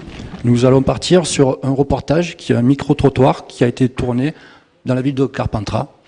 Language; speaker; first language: French; native; French